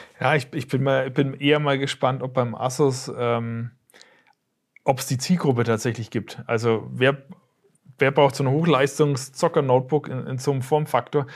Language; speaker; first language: German; native; German